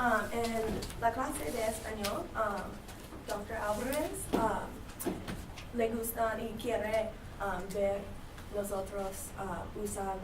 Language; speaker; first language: Spanish; non-native, learner; English